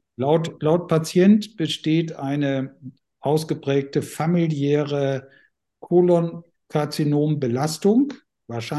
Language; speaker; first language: German; native; German